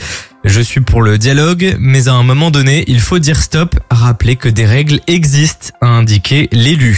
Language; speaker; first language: French; native; French